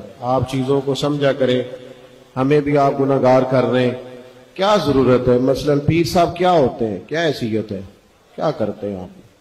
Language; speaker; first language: Urdu; native; Urdu